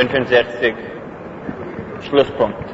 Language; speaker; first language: German; non-native, learner; English